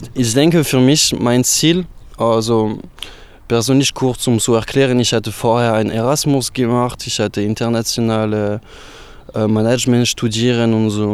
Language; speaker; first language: German; non-native, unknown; French